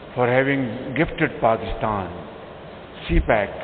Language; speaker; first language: English; non-native, local second language; Urdu